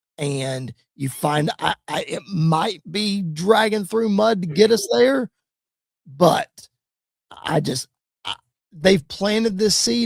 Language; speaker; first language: English; native; English